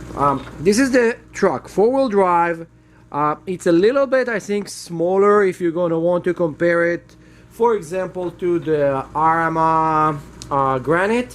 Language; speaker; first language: English; non-native, fluent; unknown